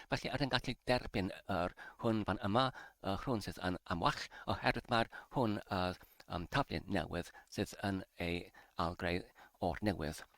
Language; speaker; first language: Welsh; non-native, learner; English